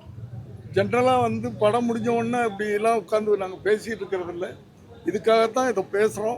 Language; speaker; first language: Tamil; native; Tamil